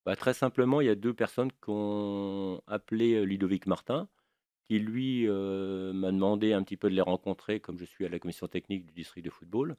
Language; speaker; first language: French; native; French